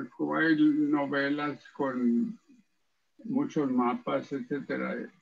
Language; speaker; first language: Spanish; early bilingual, heritage; Spanish